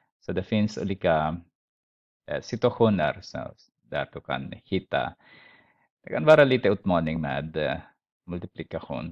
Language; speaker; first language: Swedish; non-native, fluent; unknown